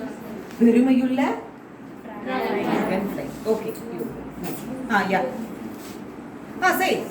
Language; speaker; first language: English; non-native, local second language; Tamil